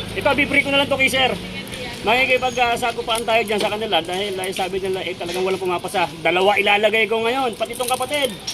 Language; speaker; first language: Filipino; native; Filipino